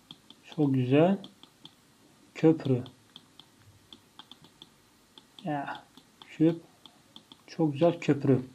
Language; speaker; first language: Turkish; non-native, fluent; Tajik